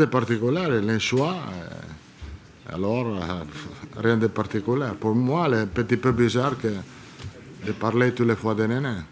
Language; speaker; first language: French; non-native, learner; Italian